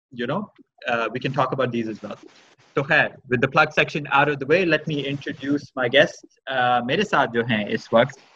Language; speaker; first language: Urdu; native; Urdu